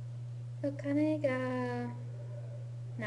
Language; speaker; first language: Japanese; non-native, learner; English